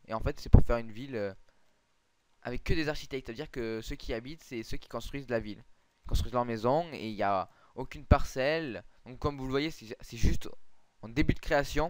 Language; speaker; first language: French; native; French